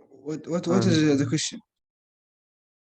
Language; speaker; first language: English; non-native, learner; Arabic